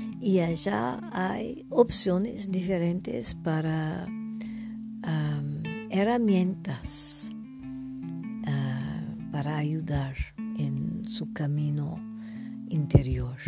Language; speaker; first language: Spanish; non-native, learner; English